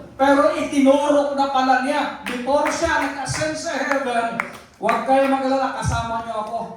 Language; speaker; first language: Filipino; non-native, local second language; Cebuano